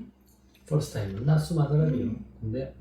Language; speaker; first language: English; non-native, learner; Korean